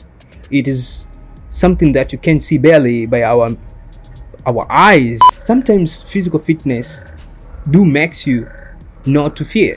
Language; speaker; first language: English; non-native, local second language; Swahili